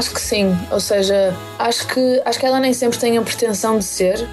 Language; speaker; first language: Portuguese; native; Portuguese